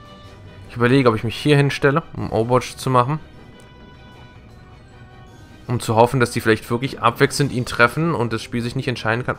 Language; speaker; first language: German; native; German